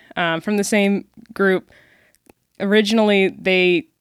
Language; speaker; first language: English; native; English